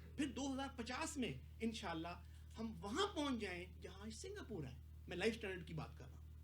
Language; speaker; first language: Urdu; native; Urdu